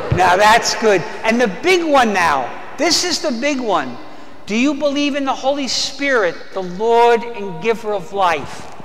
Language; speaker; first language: English; native; English